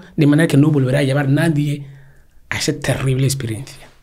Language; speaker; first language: Spanish; non-native, fluent; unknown